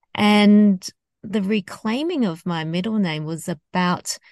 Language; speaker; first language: English; native; English